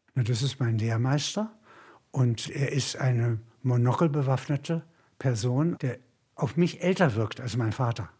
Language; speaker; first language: German; native; German